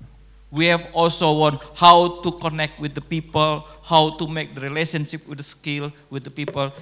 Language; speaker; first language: English; non-native, local second language; Indonesian